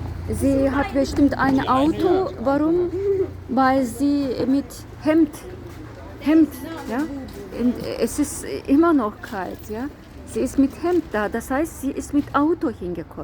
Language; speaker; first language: German; non-native, fluent; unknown